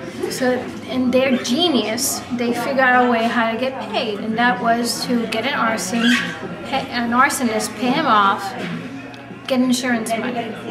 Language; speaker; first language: English; early bilingual, other home language; Spanish